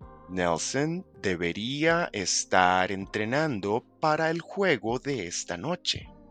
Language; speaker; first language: Spanish; native; Spanish